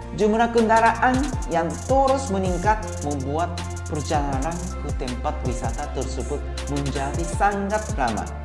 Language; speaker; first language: Indonesian; non-native, fluent; Japanese